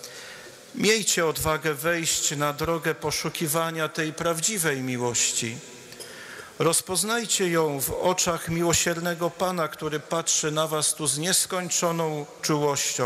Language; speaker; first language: Polish; native; Polish